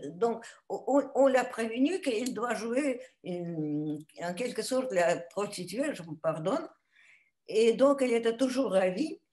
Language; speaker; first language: French; non-native, fluent; Russian